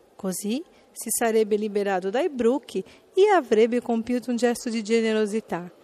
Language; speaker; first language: Italian; non-native, fluent; Portuguese